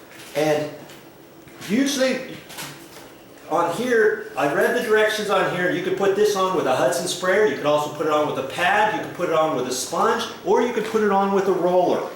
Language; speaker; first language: English; native; English